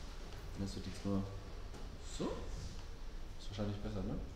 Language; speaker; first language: German; native; German